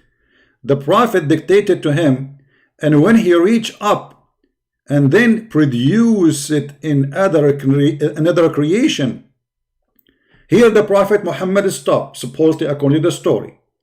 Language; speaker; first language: English; non-native, fluent; Arabic